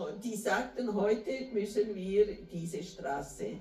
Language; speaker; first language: German; non-native, fluent; Portuguese